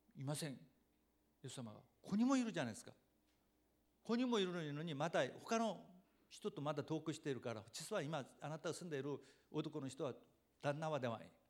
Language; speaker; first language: Japanese; non-native, fluent; Korean